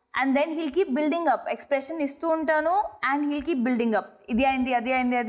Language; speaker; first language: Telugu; non-native, fluent; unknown